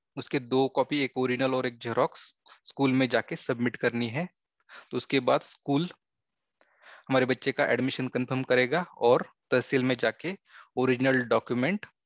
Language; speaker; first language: Hindi; non-native, local second language; Marathi